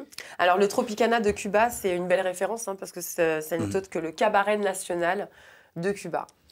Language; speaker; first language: French; native; French